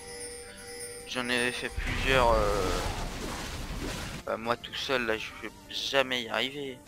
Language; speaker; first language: French; native; French